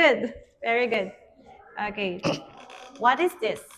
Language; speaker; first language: English; non-native, fluent; Vietnamese